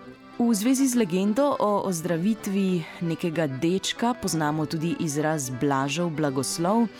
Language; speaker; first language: Slovenian; native; Slovenian